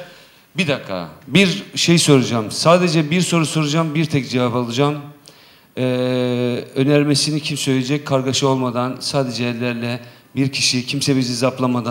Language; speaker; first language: Turkish; native; Turkish